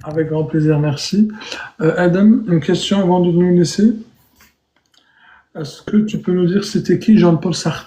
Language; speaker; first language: French; native; French